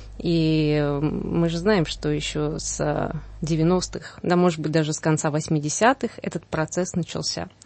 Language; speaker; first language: Russian; native; Russian